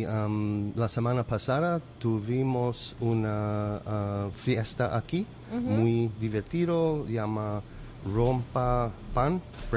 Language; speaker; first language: Spanish; non-native, learner; English